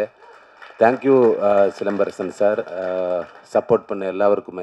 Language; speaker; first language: Tamil; non-native, learner; Malayalam